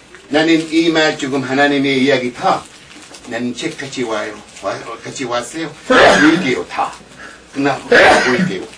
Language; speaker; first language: Korean; non-native, learner; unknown